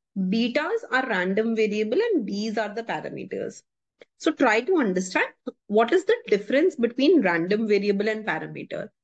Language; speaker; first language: English; non-native, local second language; Hindi